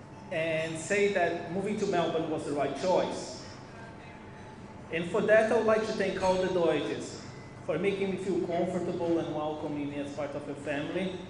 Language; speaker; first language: English; non-native, fluent; Portuguese